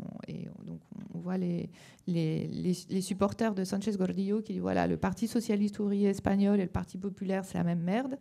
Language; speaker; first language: French; native; French